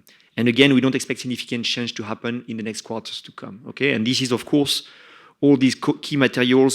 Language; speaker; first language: English; non-native, fluent; French